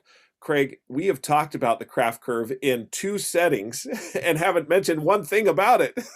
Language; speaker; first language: English; native; English